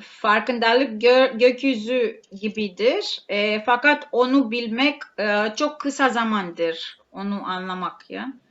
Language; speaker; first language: Turkish; non-native, learner; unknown